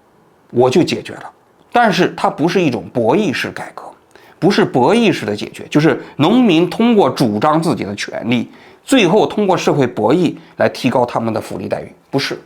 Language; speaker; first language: Chinese; native; Chinese